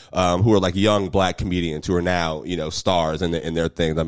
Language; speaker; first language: English; native; English